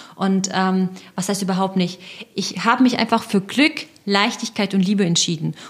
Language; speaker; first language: German; non-native, fluent; Russian